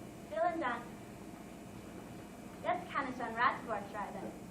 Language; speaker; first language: German; non-native, learner; English